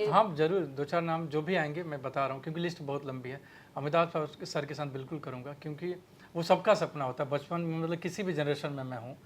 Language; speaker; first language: Hindi; native; Hindi